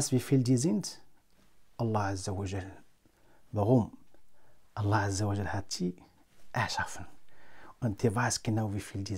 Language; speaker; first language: German; non-native, fluent; Arabic